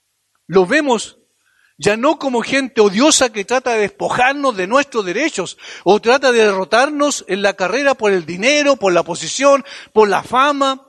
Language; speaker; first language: Spanish; native; Spanish